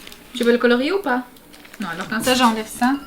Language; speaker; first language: French; early bilingual, other home language; Polish